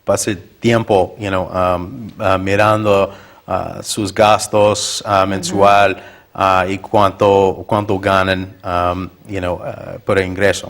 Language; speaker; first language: Spanish; non-native, learner; English